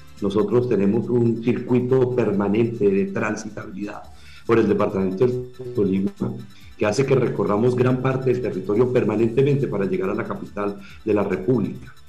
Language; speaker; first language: Spanish; native; Spanish